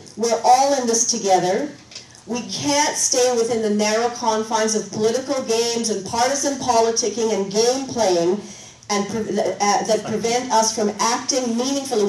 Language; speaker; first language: English; native; English